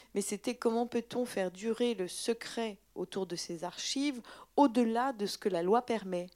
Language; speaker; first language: French; native; French